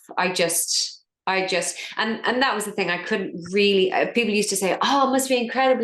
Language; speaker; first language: English; native; English